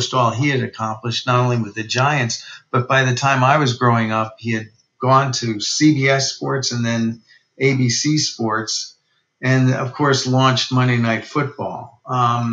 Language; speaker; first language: English; native; English